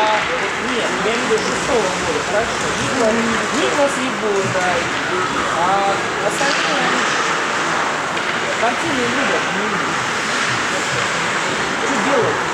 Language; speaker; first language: Russian; native; Russian